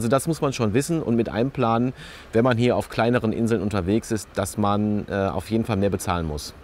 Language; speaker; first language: German; native; German